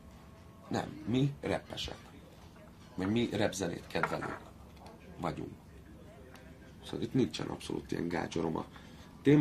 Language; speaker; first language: Hungarian; non-native, learner; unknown